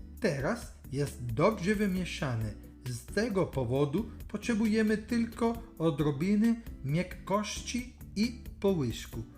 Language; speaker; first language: Polish; non-native, learner; Italian